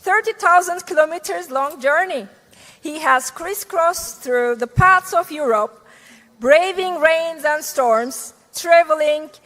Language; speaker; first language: English; non-native, fluent; Turkish